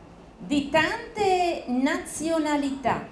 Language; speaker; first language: Italian; non-native, learner; Chinese